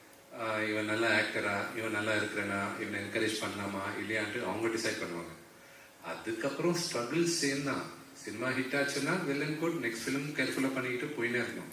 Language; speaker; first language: Tamil; non-native, local second language; Malayalam